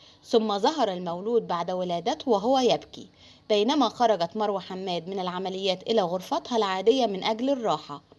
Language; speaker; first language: Arabic; native; Arabic